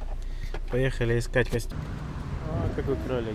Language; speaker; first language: Russian; native; Russian